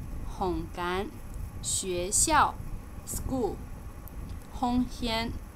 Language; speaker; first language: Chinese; non-native, fluent; Lao